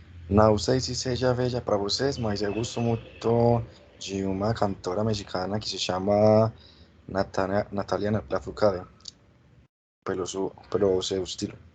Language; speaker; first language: Portuguese; non-native, learner; Spanish